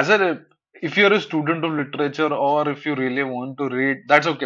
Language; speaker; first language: English; non-native, local second language; Hindi